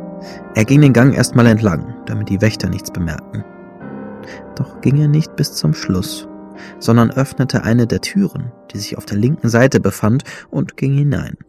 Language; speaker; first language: German; native; German